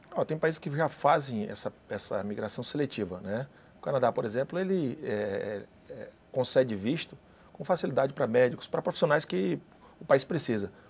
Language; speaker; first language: Portuguese; native; Portuguese